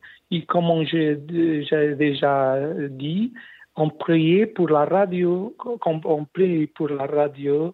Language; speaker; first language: French; non-native, learner; Portuguese